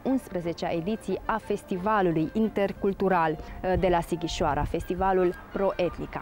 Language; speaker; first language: Romanian; native; Romanian